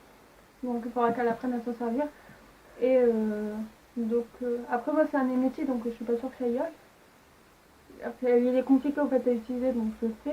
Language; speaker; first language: French; native; French